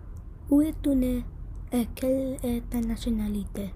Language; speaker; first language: French; non-native, learner; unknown